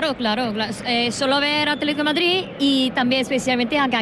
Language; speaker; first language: Spanish; non-native, learner; Korean